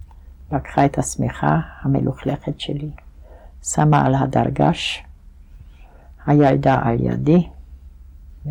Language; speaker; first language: Hebrew; non-native, fluent; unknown